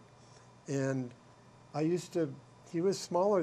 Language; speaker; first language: English; native; English